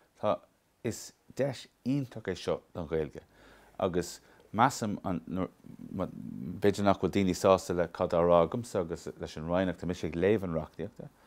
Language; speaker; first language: Irish; non-native, local second language; English